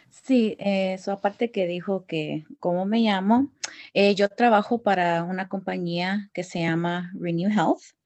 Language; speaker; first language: Spanish; early bilingual, heritage; Spanish